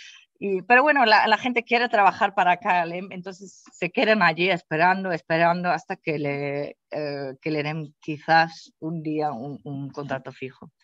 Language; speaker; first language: Spanish; non-native, fluent; Dutch